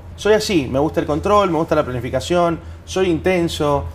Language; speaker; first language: Spanish; native; Spanish